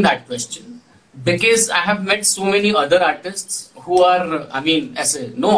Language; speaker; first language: English; non-native, local second language; Gujarati